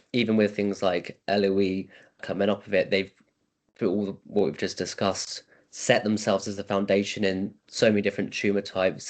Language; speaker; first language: English; native; English